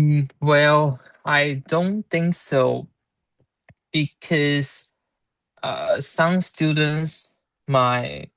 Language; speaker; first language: English; non-native, learner; Chinese